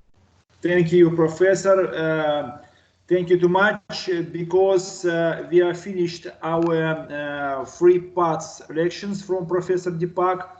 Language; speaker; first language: English; non-native, learner; Russian